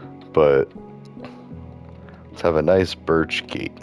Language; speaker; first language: English; native; English